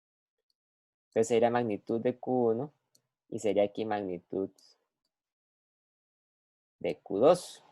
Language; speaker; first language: Spanish; native; Spanish